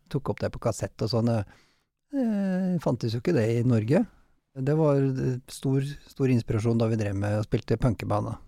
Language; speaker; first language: Norwegian; native; Norwegian